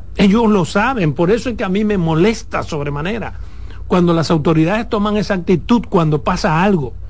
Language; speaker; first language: Spanish; native; Spanish